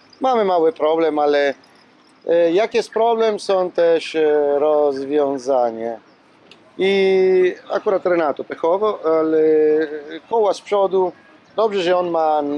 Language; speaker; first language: Polish; non-native, learner; Italian